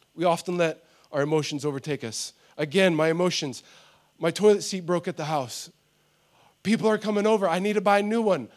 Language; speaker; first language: English; native; English